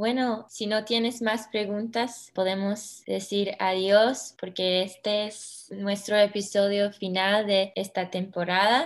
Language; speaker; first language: Spanish; early bilingual, heritage; English